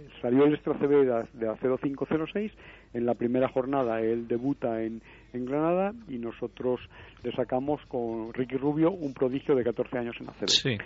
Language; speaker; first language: Spanish; native; Spanish